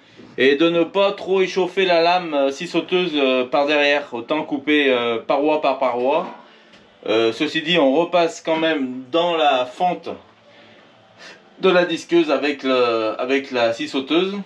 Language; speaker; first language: French; native; French